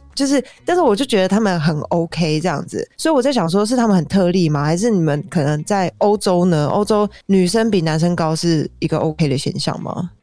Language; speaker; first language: Chinese; native; Chinese